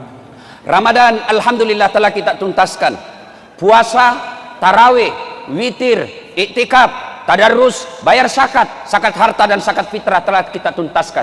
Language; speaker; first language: Indonesian; non-native, local second language; Buginese